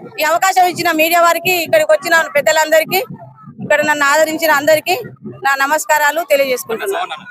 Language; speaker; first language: Telugu; native; Telugu